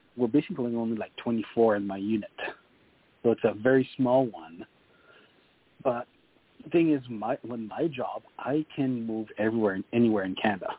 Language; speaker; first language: English; non-native, fluent; French